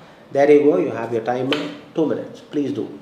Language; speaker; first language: English; non-native, local second language; Malayalam